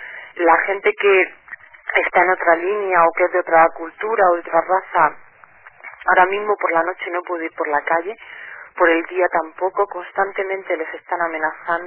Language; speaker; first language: Spanish; native; Spanish